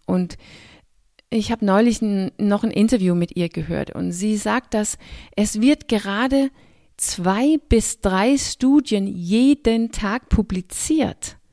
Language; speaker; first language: German; non-native, fluent; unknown